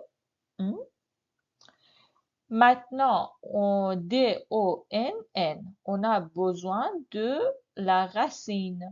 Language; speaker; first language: French; non-native, fluent; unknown